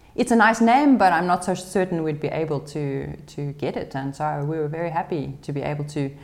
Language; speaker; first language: English; native; English